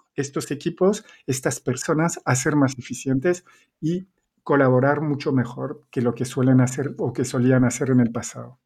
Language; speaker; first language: Spanish; non-native, fluent; French